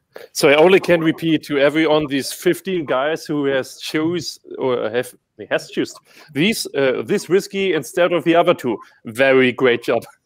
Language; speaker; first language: English; non-native, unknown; German